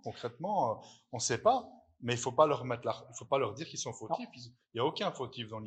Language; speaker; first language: French; native; French